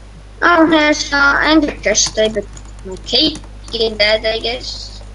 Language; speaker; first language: English; non-native, learner; Estonian